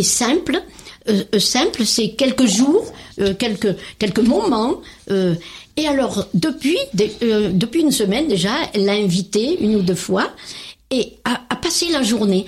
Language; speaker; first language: French; native; French